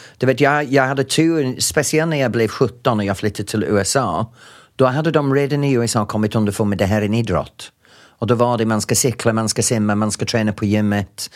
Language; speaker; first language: Swedish; non-native, fluent; English